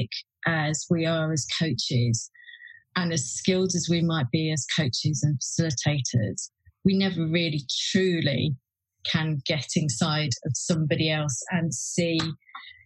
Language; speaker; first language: English; native; English